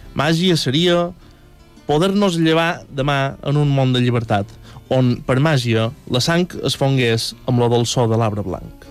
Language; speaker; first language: Catalan; native; Catalan